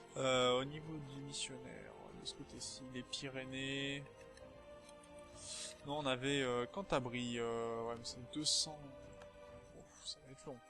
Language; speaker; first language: French; native; French